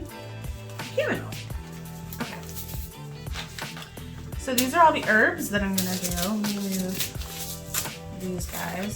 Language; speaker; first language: English; native; English